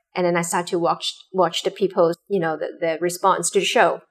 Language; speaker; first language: English; non-native, local second language; Cantonese